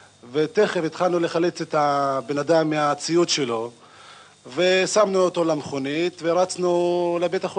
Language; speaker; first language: Hebrew; non-native, local second language; Arabic